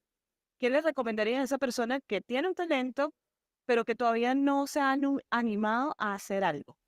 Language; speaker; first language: Spanish; native; Spanish